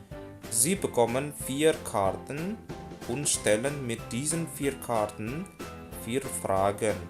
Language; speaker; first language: German; non-native, fluent; Indonesian